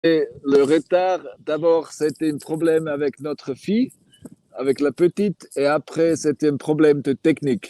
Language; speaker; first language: French; non-native, fluent; Swiss German